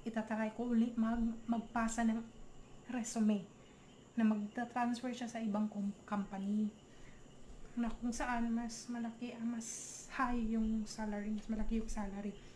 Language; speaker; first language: Filipino; non-native, local second language; Cebuano